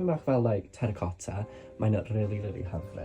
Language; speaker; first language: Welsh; non-native, local second language; English